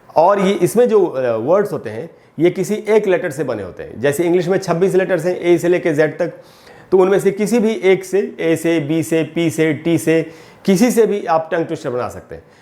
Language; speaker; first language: Hindi; native; Hindi